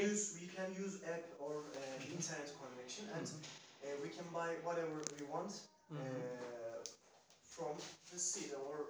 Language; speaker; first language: English; non-native, learner; Turkish